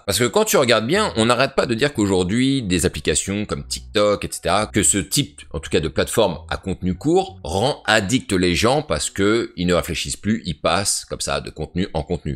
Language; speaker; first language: French; native; French